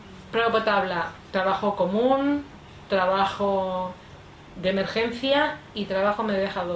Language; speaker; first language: Spanish; native; Spanish